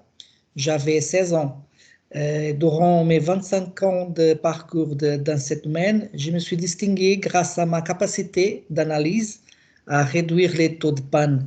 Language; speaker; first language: French; non-native, learner; Portuguese